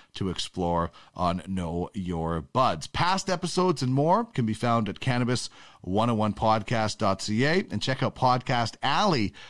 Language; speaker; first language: English; native; English